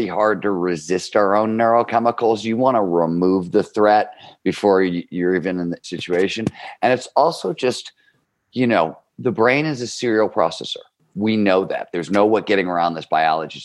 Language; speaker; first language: English; native; English